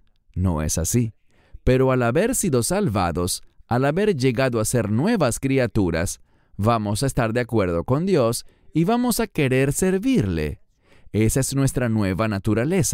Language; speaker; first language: Spanish; native; Spanish